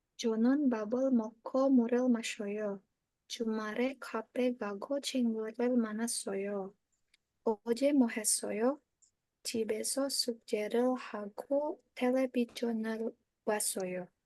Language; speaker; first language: Korean; non-native, learner; Indonesian